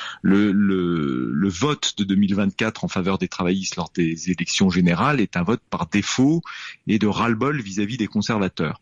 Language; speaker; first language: French; native; French